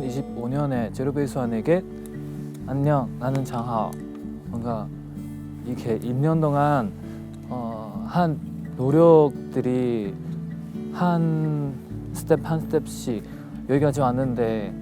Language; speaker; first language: Korean; non-native, fluent; Chinese